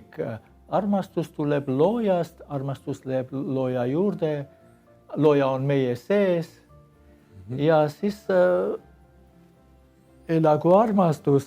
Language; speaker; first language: Estonian; non-native, learner; Armenian